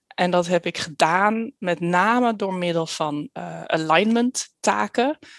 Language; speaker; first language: Dutch; early bilingual, heritage; Dutch